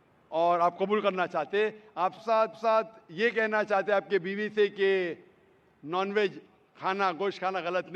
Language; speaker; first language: Hindi; native; Hindi